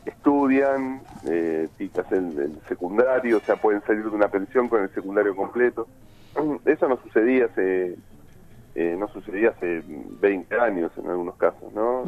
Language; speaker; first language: Spanish; native; Spanish